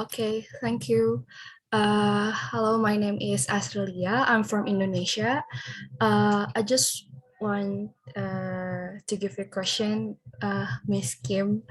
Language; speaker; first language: English; non-native, fluent; Indonesian